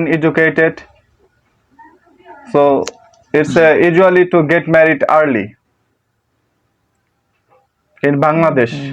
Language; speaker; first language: English; non-native, learner; Bangla